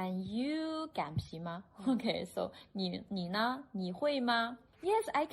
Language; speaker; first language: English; non-native, fluent; Chinese